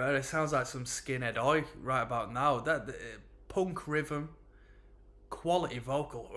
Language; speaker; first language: English; native; English